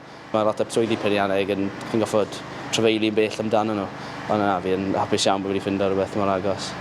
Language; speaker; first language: Welsh; native; Welsh